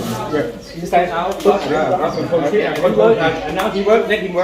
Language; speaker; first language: English; non-native, learner; Thai